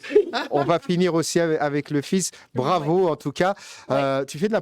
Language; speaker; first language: French; native; French